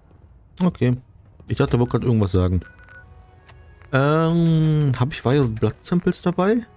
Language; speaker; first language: German; native; German